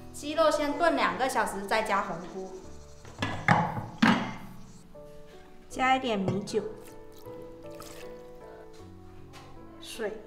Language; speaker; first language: Chinese; native; Chinese